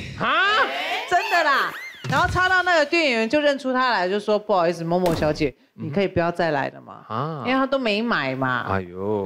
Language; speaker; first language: Chinese; native; Chinese